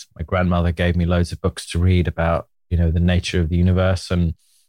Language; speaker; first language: English; native; English